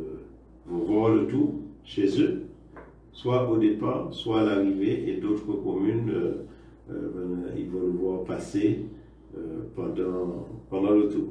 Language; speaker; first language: French; native; French